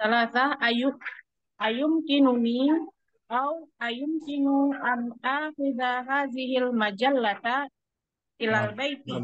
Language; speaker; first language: Arabic; non-native, learner; Indonesian